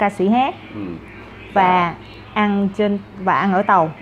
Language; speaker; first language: Vietnamese; non-native, learner; Korean